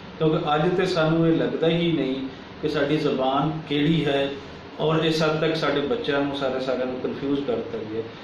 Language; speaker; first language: Punjabi; native; Punjabi